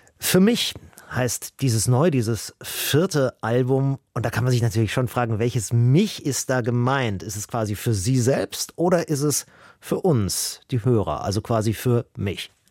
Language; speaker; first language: German; native; German